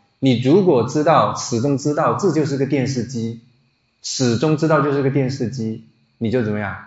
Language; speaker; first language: Chinese; non-native, local second language; Min Nan Chinese